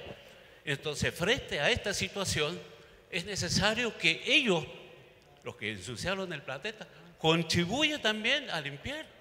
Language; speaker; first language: Spanish; non-native, local second language; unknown